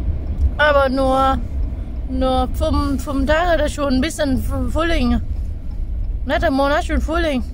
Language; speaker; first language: German; non-native, learner; Vietnamese